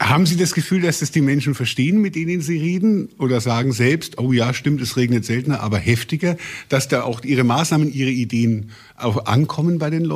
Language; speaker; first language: German; native; German